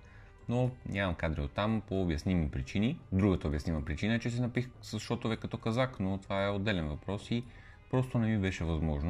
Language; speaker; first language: Bulgarian; native; Bulgarian